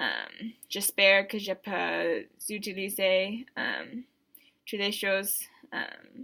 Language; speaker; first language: French; non-native, learner; English